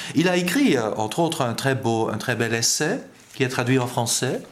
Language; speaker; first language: French; non-native, fluent; Dutch